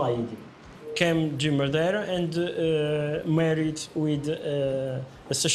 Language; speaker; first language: English; non-native, learner; Portuguese